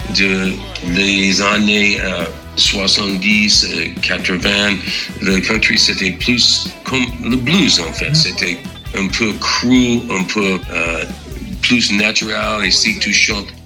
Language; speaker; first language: French; non-native, fluent; English